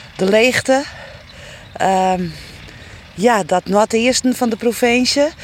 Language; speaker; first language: Dutch; non-native, local second language; Western Frisian